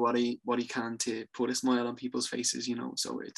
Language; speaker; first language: English; native; English